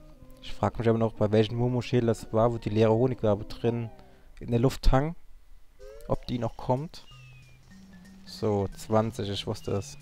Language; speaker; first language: German; native; German